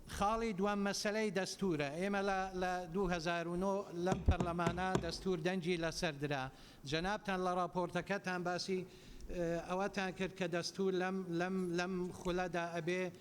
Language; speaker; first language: Central Kurdish; non-native, local second language; Assyrian Neo-Aramaic